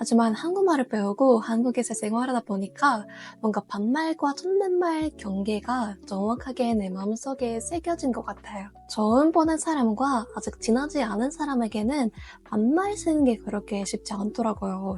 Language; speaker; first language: Korean; non-native, fluent; Russian